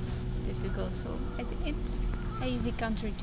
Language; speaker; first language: English; non-native, fluent; Portuguese